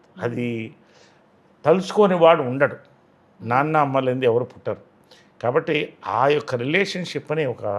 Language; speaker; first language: Telugu; native; Telugu